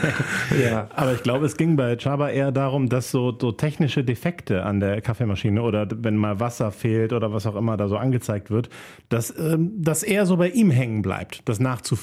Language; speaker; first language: German; native; German